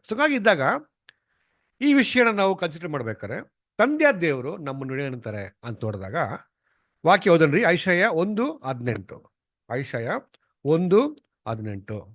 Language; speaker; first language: Kannada; non-native, local second language; Tamil